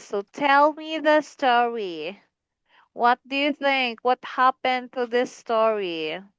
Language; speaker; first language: English; non-native, fluent; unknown